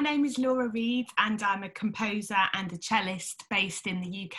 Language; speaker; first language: English; native; English